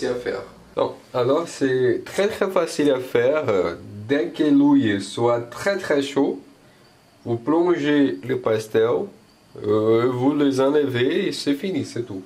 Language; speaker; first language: French; non-native, fluent; Portuguese